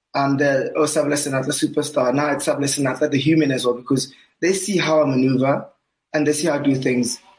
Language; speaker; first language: English; non-native, local second language; Southern Sotho